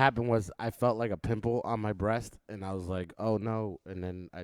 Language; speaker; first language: English; native; English